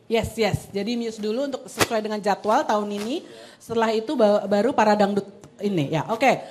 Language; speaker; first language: Indonesian; native; Indonesian